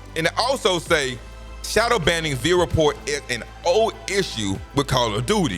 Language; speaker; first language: English; native; English